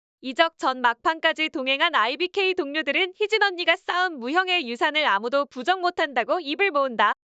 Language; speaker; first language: Korean; native; Korean